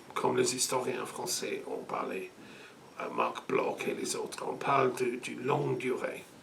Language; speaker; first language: French; non-native, fluent; English